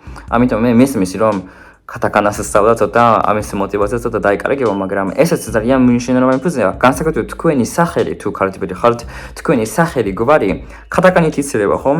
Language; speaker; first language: Georgian; non-native, fluent; Japanese